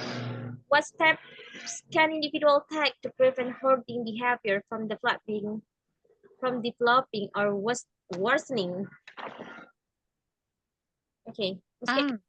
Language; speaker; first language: English; non-native, learner; Indonesian